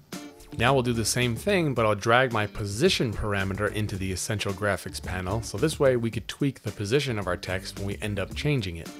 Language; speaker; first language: English; native; English